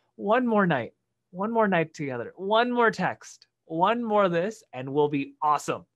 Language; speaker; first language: English; native; English